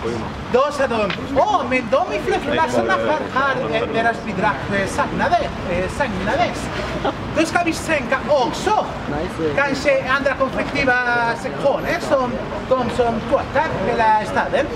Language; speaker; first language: Swedish; non-native, learner; Spanish